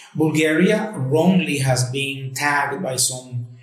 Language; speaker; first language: English; native; English